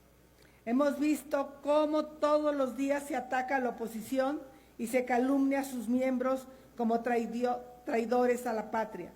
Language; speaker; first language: Spanish; native; Spanish